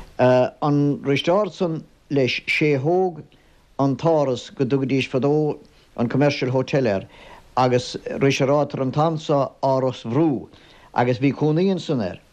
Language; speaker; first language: Irish; native; Irish